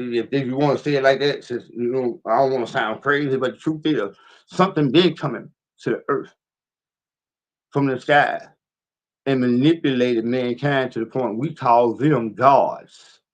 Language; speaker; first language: English; native; English